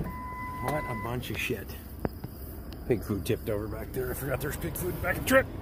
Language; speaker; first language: English; native; English